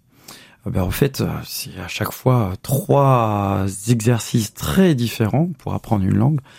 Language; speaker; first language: French; native; French